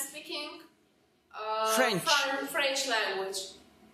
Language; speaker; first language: English; non-native, learner; Turkish